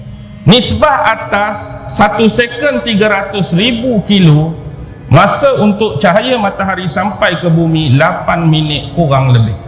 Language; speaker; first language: Malay; native; Malay